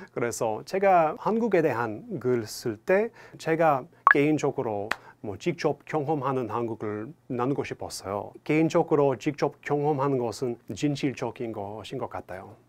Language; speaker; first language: Korean; non-native, fluent; English